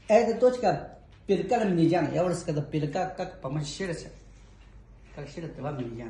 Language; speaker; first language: Russian; non-native, learner; Chinese